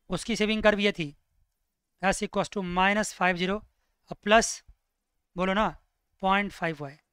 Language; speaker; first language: Hindi; native; Hindi